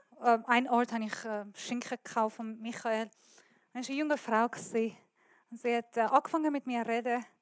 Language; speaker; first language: German; non-native, learner; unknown